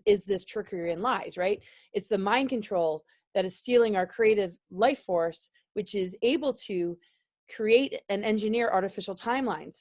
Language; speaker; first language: English; native; English